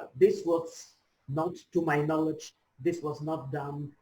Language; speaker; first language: English; non-native, fluent; Ukrainian